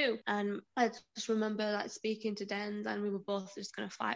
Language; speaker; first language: English; native; English